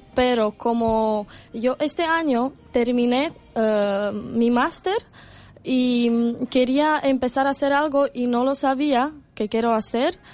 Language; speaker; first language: Spanish; non-native, learner; Romanian